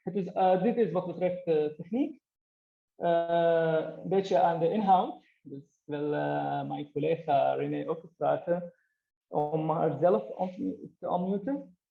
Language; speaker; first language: Dutch; non-native, fluent; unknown